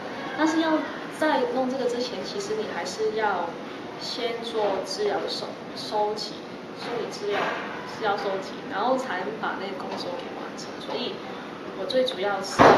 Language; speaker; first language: Chinese; non-native, local second language; Cantonese